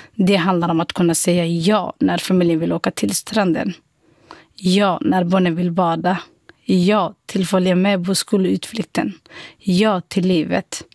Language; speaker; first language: Swedish; non-native, fluent; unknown